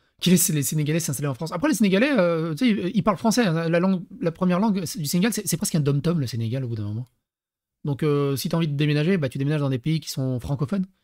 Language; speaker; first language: French; early bilingual, other home language; Serbian